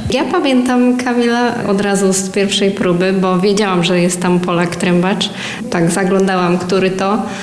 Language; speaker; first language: Polish; native; Polish